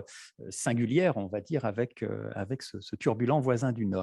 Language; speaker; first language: French; native; French